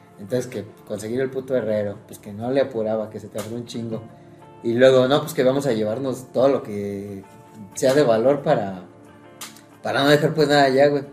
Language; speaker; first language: Spanish; native; Spanish